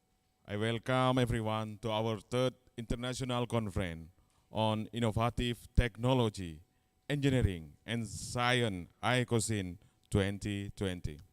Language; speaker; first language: English; non-native, learner; Indonesian